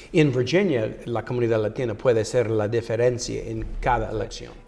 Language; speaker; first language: Spanish; non-native, fluent; English